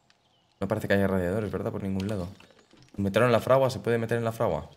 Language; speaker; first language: Spanish; native; Spanish